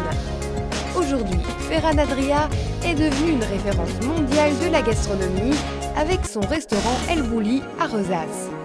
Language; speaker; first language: French; native; French